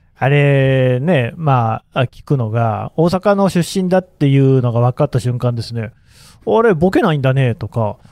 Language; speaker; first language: Japanese; native; Japanese